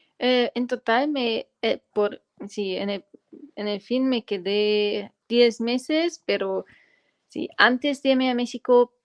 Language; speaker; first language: Spanish; non-native, fluent; German